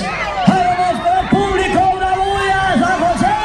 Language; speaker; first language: Spanish; native; Spanish